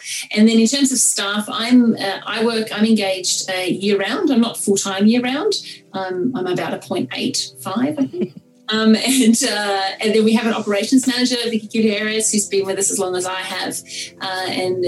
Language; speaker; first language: English; native; English